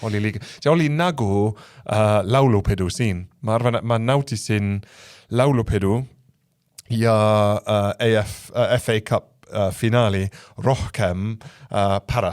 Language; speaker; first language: Estonian; non-native, fluent; English